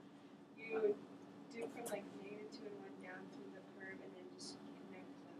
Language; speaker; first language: English; native; English